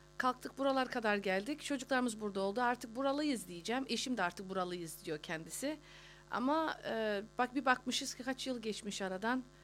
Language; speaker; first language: Turkish; early bilingual, heritage; Turkish